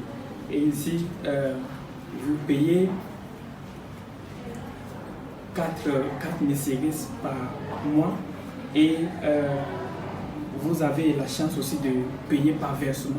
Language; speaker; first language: French; non-native, fluent; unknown